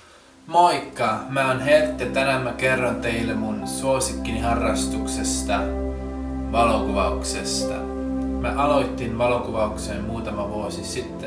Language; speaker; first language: Finnish; non-native, learner; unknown